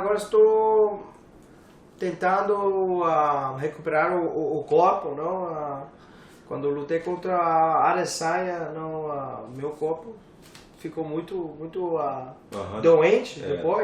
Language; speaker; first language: Portuguese; non-native, learner; English